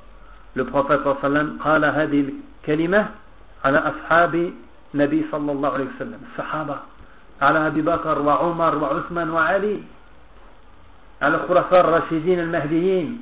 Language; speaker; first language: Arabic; non-native, fluent; French